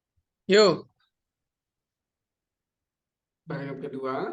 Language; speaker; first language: Indonesian; native; Indonesian